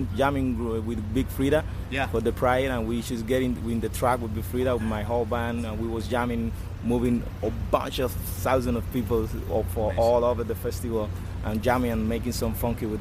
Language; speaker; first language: English; non-native, fluent; Spanish